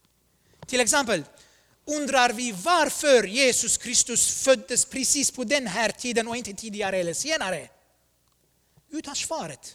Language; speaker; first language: Swedish; non-native, fluent; Armenian